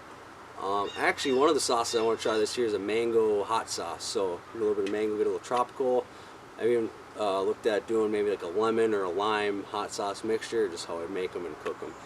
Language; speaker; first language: English; native; English